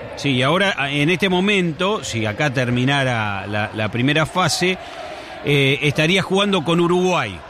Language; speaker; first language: Spanish; native; Spanish